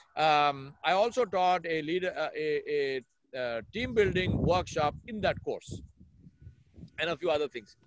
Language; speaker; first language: English; non-native, local second language; Urdu